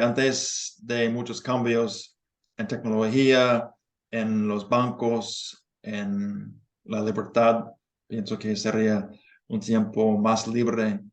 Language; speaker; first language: Spanish; non-native, fluent; English